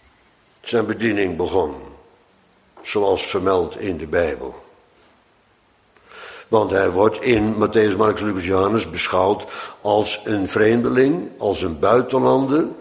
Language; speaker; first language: Dutch; native; Dutch